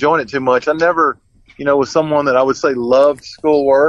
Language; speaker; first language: English; native; English